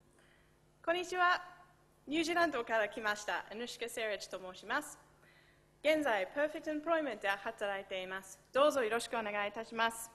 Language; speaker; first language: Japanese; non-native, fluent; English